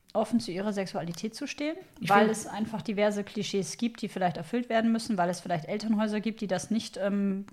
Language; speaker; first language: German; native; German